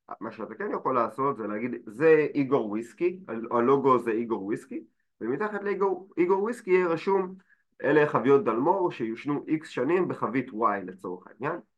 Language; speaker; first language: Hebrew; native; Hebrew